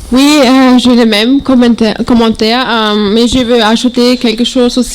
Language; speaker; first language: French; non-native, learner; German